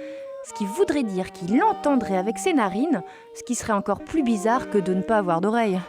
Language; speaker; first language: French; native; French